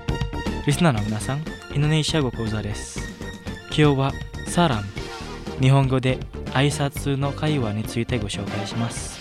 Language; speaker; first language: Japanese; non-native, fluent; Indonesian